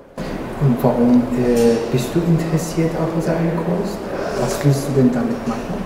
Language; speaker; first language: German; non-native, fluent; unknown